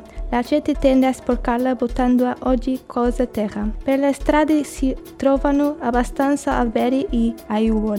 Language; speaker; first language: Italian; non-native, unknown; Portuguese